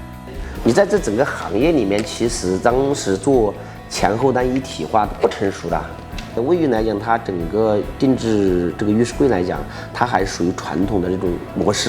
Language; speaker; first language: Chinese; native; Chinese